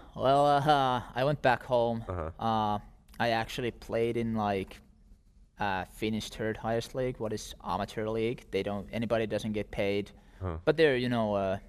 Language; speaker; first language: English; non-native, fluent; Finnish